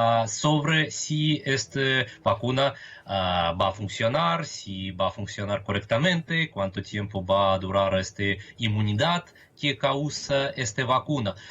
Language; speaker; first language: Spanish; non-native, fluent; Russian